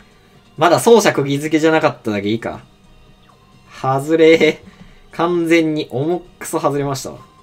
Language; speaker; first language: Japanese; native; Japanese